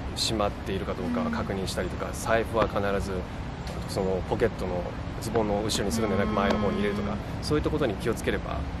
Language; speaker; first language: Japanese; native; Japanese